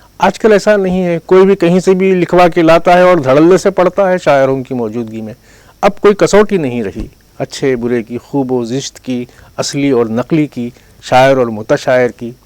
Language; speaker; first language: Urdu; native; Urdu